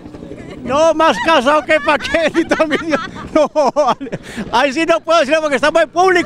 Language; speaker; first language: Spanish; native; Spanish